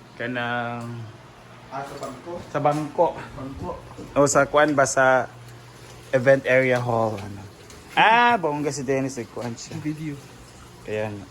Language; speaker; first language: Filipino; non-native, local second language; Cebuano